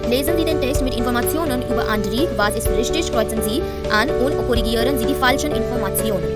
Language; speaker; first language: German; non-native, fluent; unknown